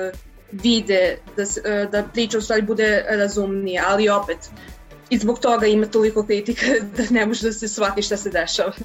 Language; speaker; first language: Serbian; early bilingual, heritage; English